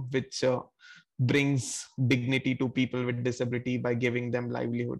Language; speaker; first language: English; non-native, local second language; Hindi